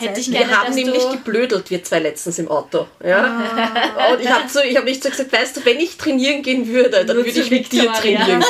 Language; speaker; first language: German; native; German